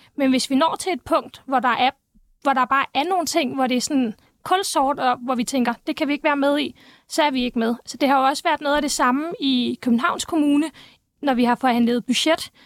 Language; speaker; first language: Danish; early bilingual, other home language; Turkish